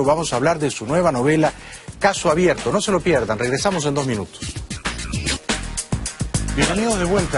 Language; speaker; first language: Spanish; native; Spanish